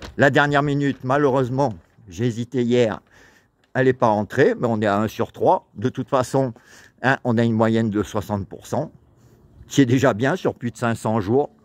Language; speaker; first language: French; native; French